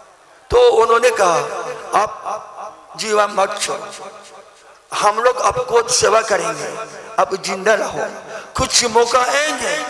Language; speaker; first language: Hindi; non-native, learner; Japanese